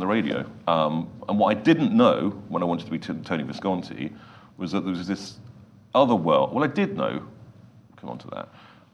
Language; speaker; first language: English; native; English